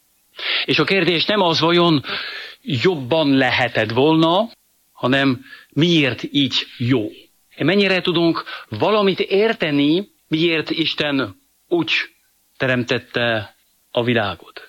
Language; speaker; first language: Hungarian; non-native, fluent; French